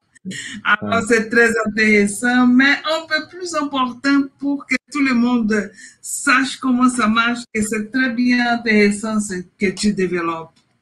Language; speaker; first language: French; non-native, fluent; Portuguese